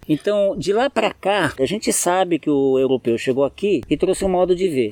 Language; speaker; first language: Portuguese; native; Portuguese